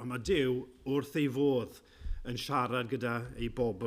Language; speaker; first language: Welsh; native; Welsh